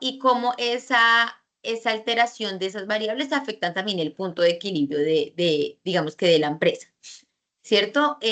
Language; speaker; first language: Spanish; native; Spanish